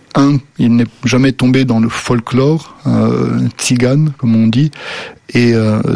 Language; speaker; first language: French; early bilingual, other home language; Slovenian